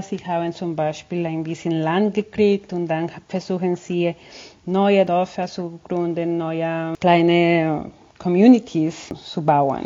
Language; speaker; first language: German; non-native, fluent; Spanish